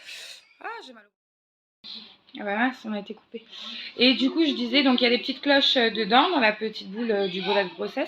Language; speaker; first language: French; native; French